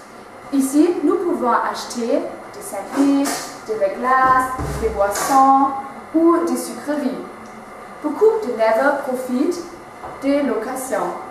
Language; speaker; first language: French; non-native, learner; German